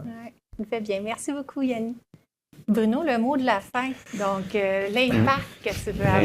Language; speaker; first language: French; native; French